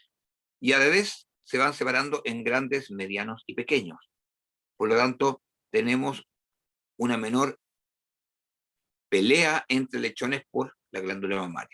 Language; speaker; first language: Spanish; native; Spanish